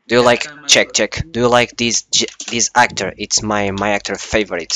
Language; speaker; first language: English; non-native, learner; Portuguese